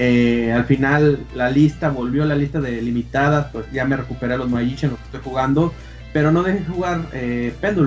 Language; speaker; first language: Spanish; native; Spanish